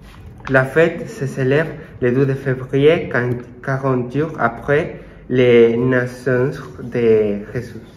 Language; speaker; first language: French; non-native, learner; Spanish